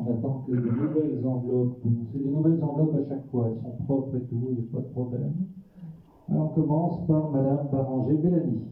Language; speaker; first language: French; native; French